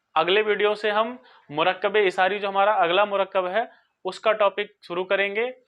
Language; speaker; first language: Urdu; native; Urdu